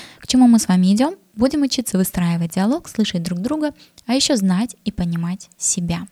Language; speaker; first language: Russian; native; Russian